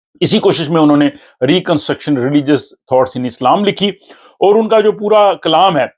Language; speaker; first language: Urdu; native; Urdu